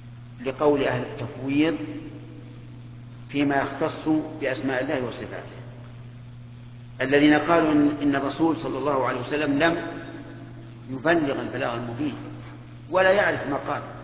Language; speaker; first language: Arabic; native; Arabic